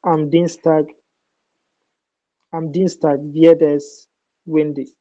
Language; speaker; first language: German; non-native, learner; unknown